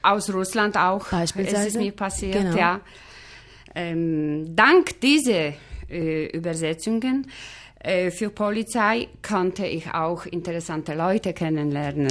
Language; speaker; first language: German; non-native, fluent; Polish